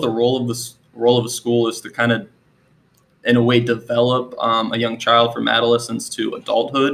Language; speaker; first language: English; native; English